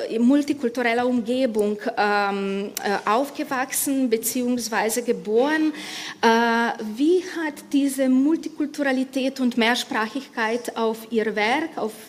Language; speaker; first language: German; non-native, fluent; Slovenian